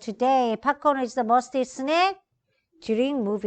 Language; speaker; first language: English; non-native, fluent; Korean